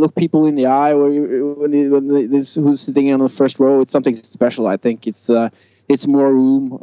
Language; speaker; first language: English; non-native, fluent; Norwegian